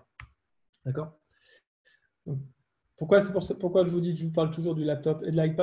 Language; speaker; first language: French; native; French